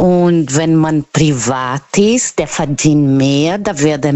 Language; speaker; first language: German; non-native, learner; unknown